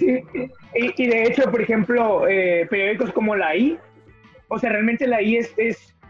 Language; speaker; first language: Spanish; native; Spanish